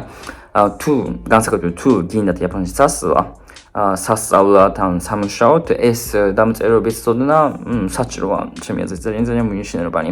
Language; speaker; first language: Georgian; non-native, fluent; Japanese